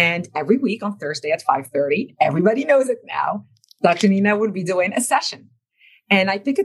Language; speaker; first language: English; non-native, fluent; Arabic